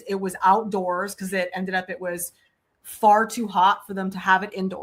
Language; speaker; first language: English; native; English